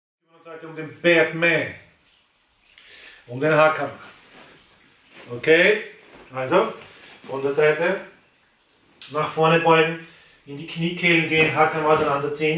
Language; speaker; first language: German; native; German